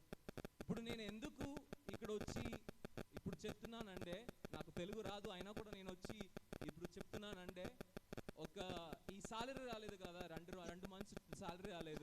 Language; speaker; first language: Telugu; non-native, fluent; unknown